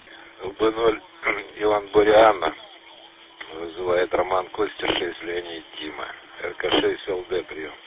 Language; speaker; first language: Russian; native; Russian